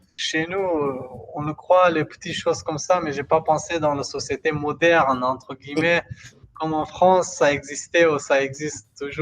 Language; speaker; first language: French; non-native, fluent; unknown